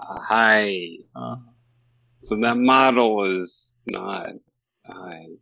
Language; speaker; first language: Japanese; non-native, learner; English